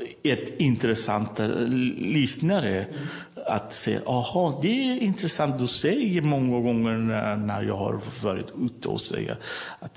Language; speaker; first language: Swedish; non-native, learner; Persian